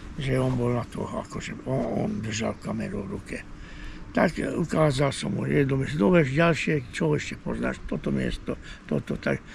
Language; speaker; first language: Slovak; non-native, local second language; Hungarian